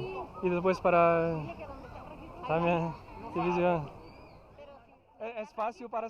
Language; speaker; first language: Spanish; non-native, learner; English